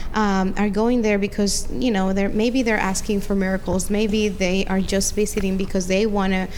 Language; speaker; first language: English; non-native, fluent; Spanish